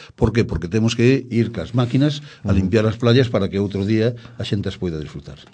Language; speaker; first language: Galician; native; Galician